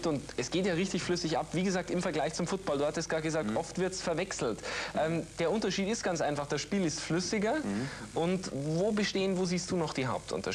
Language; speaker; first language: German; native; German